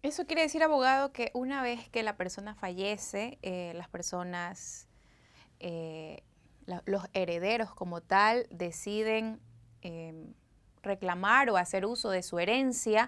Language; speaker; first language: Spanish; native; Spanish